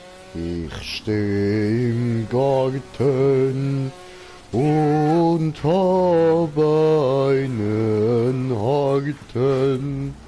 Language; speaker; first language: German; native; German